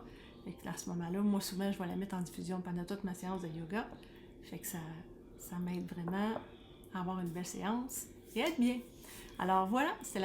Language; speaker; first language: French; native; French